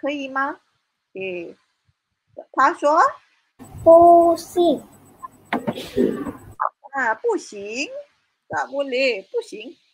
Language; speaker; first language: Chinese; non-native, fluent; Malay